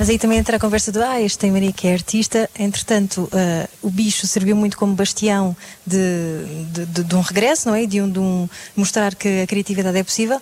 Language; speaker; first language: Portuguese; native; Portuguese